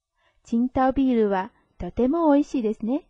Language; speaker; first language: Japanese; non-native, fluent; Chinese